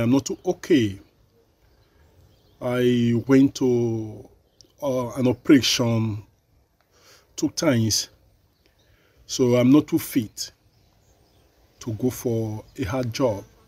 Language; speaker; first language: English; non-native, learner; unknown